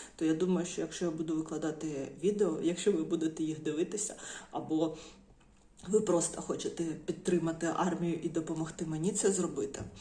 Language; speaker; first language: Ukrainian; non-native, local second language; Russian